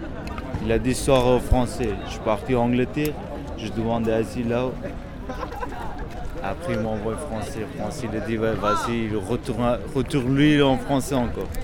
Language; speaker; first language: French; non-native, learner; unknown